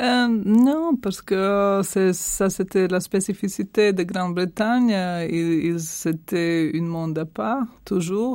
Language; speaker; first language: French; non-native, fluent; Croatian